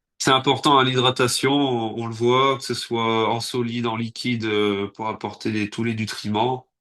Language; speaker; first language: French; native; French